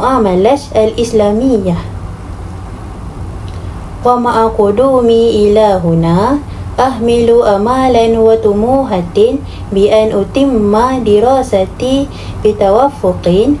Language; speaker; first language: Arabic; non-native, learner; Malay